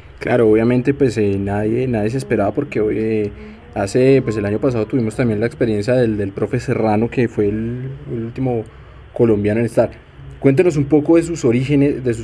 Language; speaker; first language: Spanish; native; Spanish